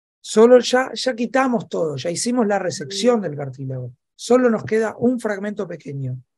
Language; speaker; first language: Spanish; native; Spanish